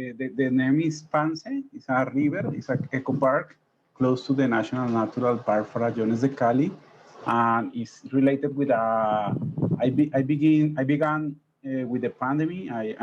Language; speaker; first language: English; non-native, learner; Spanish